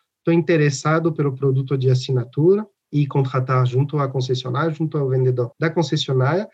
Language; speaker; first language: Portuguese; non-native, fluent; French